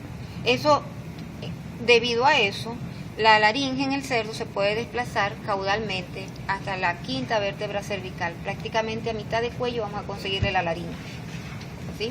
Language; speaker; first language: Spanish; native; Spanish